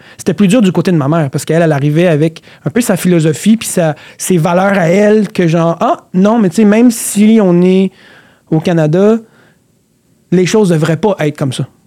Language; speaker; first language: French; early bilingual, other home language; Arabic